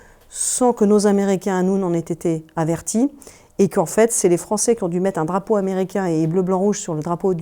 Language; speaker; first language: French; native; French